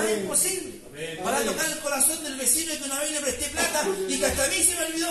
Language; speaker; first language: Spanish; native; Spanish